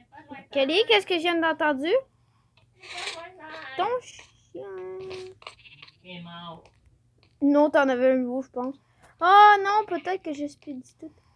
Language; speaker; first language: French; native; French